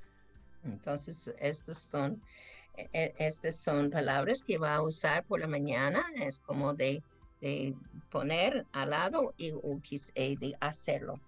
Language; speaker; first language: Spanish; non-native, fluent; English